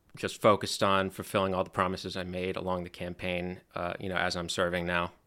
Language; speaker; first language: English; native; English